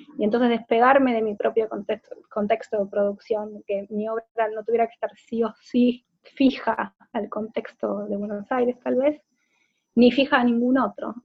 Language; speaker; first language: Spanish; native; Spanish